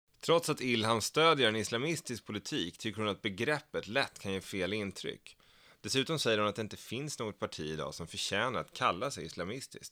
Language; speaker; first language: Swedish; native; Swedish